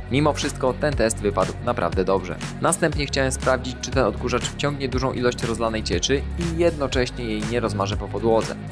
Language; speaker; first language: Polish; native; Polish